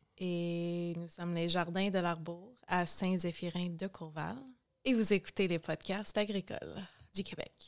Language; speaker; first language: French; non-native, local second language; English